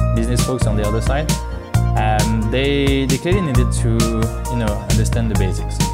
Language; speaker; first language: English; non-native, fluent; French